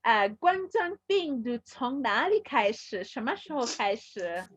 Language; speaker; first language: Chinese; non-native, fluent; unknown